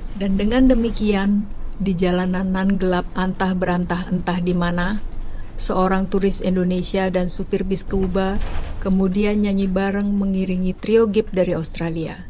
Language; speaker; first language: Indonesian; native; Indonesian